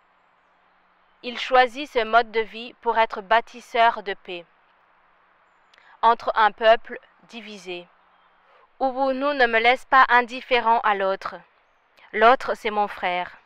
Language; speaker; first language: French; non-native, local second language; Rundi